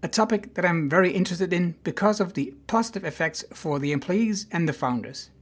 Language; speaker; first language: English; non-native, fluent; Dutch